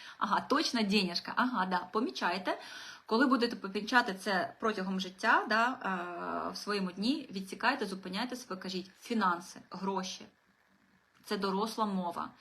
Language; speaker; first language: Ukrainian; non-native, local second language; Russian